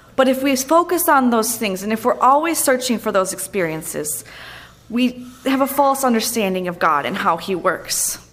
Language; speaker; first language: English; native; English